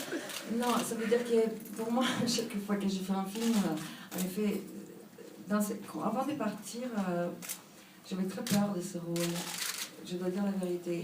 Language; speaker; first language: French; non-native, fluent; Italian